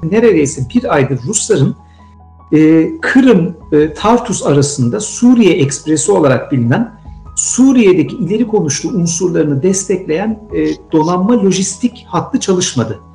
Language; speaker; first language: Turkish; native; Turkish